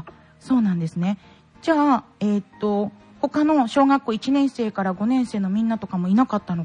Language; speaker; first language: Japanese; native; Japanese